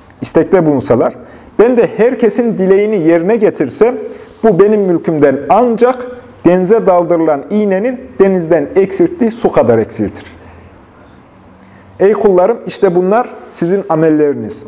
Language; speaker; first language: Turkish; native; Turkish